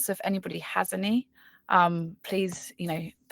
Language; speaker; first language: English; native; English